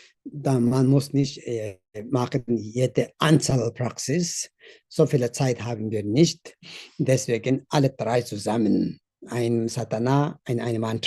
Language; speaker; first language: German; non-native, learner; Tibetan